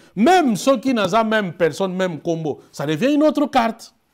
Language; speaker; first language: French; non-native, local second language; Lingala